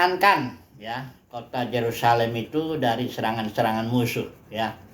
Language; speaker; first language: Indonesian; native; Indonesian